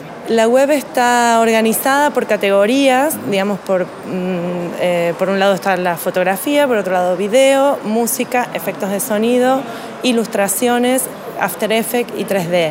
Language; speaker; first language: Spanish; native; Spanish